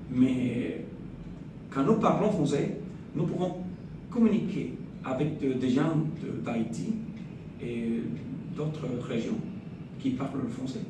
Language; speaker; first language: French; non-native, fluent; Spanish